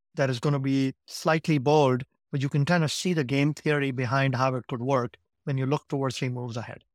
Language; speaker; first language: English; non-native, local second language; Gujarati